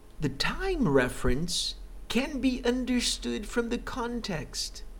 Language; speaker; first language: English; non-native, fluent; Portuguese